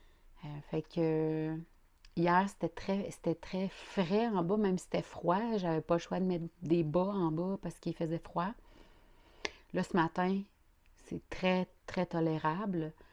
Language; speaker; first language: French; native; French